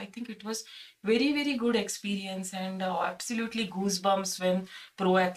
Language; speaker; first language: English; non-native, local second language; Marathi